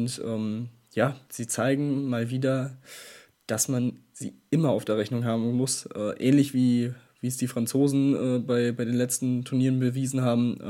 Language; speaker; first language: German; native; German